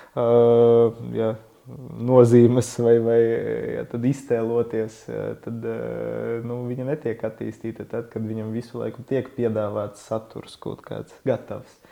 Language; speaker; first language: Latvian; non-native, local second language; Russian